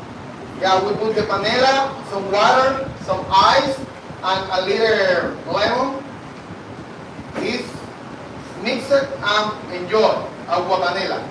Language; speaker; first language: English; non-native, learner; Spanish